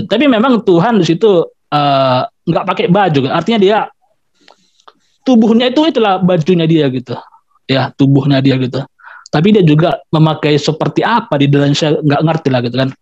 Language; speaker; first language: Indonesian; native; Indonesian